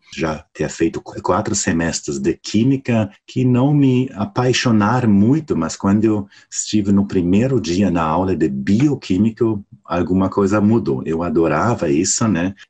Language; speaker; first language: Portuguese; non-native, fluent; German